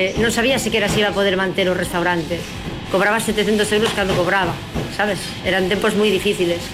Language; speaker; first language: Galician; native; Galician